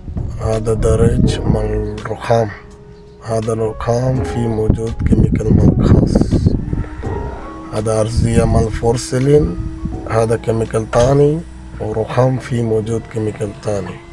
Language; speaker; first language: Arabic; non-native, learner; Bangla